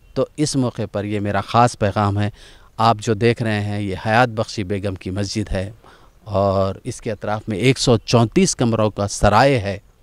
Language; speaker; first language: Hindi; non-native, local second language; Urdu